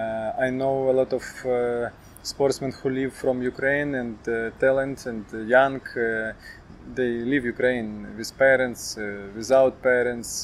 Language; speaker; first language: English; non-native, learner; Ukrainian